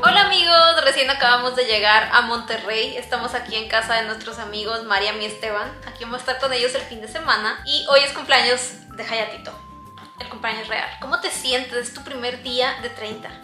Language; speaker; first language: Spanish; native; Spanish